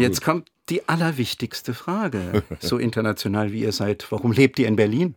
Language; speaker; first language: German; native; German